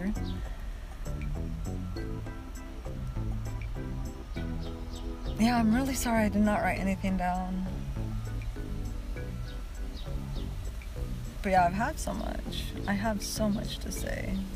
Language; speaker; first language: English; early bilingual, other home language; Spanish